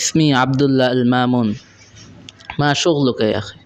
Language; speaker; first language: Arabic; non-native, learner; Bangla